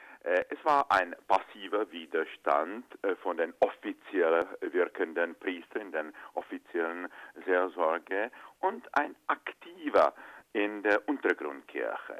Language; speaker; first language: German; non-native, fluent; Czech